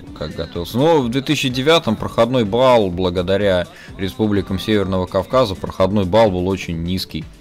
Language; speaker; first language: Russian; native; Russian